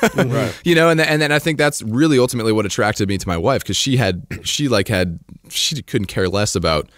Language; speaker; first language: English; native; English